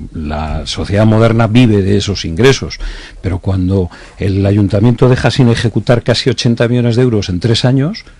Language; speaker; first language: Spanish; native; Spanish